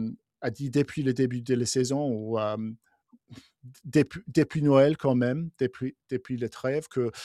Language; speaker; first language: French; non-native, fluent; English